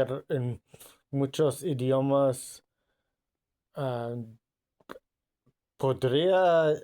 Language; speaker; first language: Spanish; non-native, learner; English